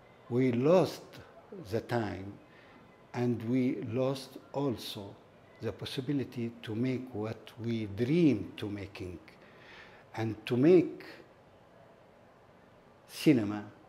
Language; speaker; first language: English; non-native, learner; Arabic